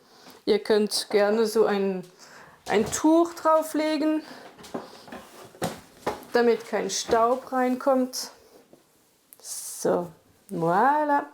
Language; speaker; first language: German; non-native, fluent; French